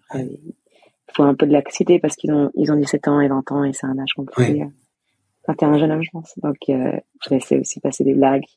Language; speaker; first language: French; native; French